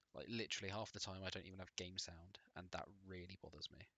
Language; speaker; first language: English; native; English